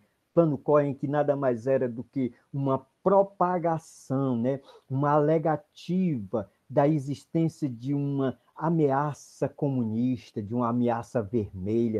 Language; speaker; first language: Portuguese; native; Portuguese